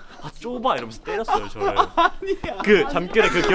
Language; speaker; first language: Korean; native; Korean